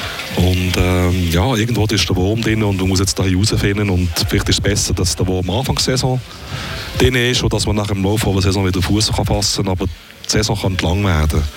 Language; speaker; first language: German; native; German